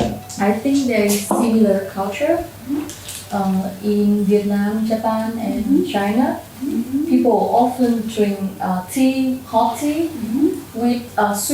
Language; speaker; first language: English; non-native, learner; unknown